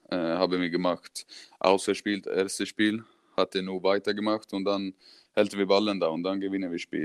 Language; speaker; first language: German; non-native, learner; Swedish